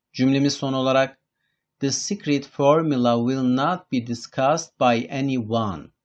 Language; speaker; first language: English; non-native, fluent; Turkish